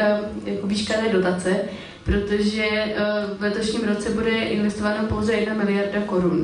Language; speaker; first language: Czech; native; Czech